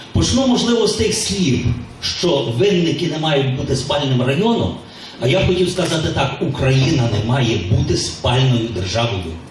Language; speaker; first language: Ukrainian; native; Ukrainian